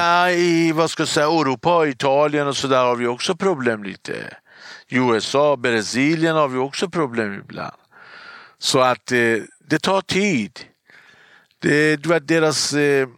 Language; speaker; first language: Swedish; non-native, fluent; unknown